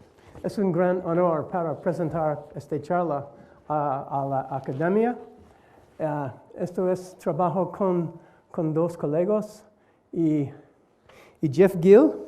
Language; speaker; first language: Spanish; non-native, learner; English